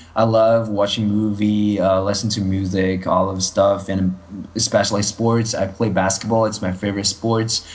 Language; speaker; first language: English; non-native, fluent; Chinese